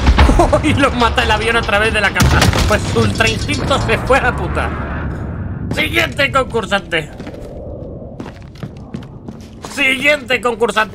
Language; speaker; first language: Spanish; native; Spanish